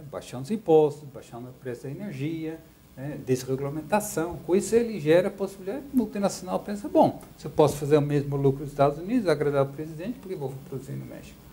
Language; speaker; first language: Portuguese; non-native, fluent; Dutch